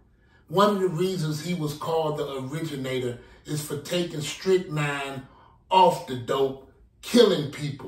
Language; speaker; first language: English; native; English